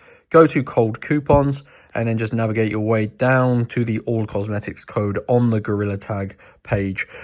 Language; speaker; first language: English; native; English